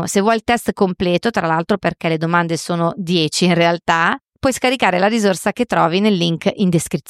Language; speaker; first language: Italian; native; Italian